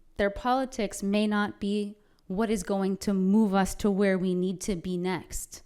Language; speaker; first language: English; native; English